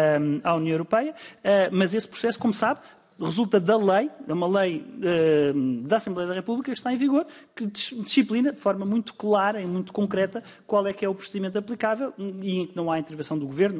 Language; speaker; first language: Portuguese; native; Portuguese